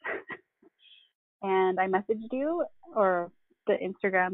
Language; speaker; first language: English; non-native, local second language; Filipino